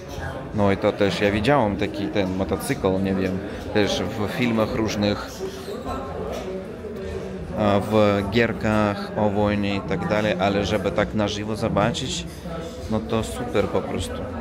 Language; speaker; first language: Polish; non-native, learner; Russian